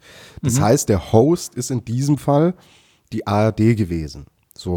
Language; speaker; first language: German; native; German